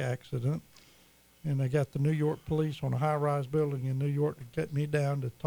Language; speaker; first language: English; native; English